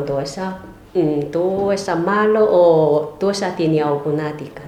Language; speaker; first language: Spanish; non-native, learner; Chinese